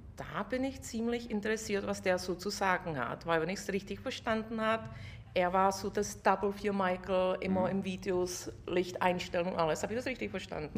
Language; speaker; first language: German; non-native, fluent; Czech